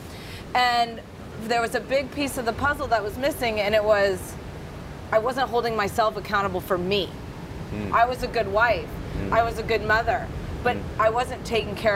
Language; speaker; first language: English; native; English